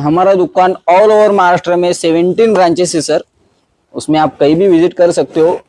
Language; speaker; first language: Hindi; non-native, local second language; Marathi